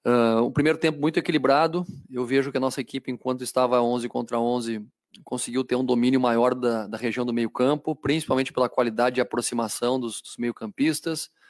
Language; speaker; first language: Portuguese; native; Portuguese